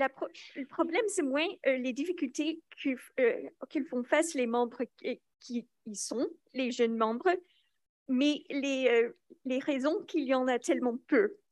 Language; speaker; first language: French; non-native, local second language; English